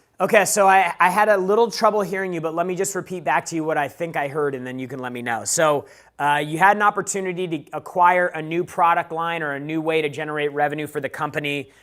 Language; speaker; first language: English; native; English